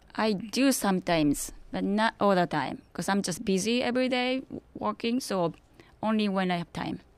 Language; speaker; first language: English; non-native, learner; Japanese